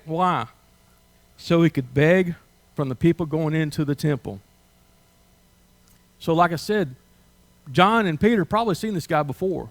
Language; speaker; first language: English; native; English